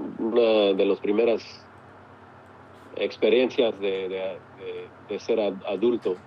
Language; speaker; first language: Spanish; early bilingual, heritage; English